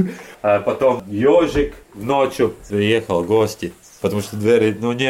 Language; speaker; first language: Russian; non-native, local second language; Latvian